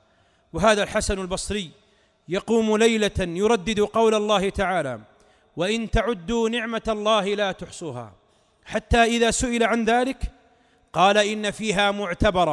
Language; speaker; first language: Arabic; native; Arabic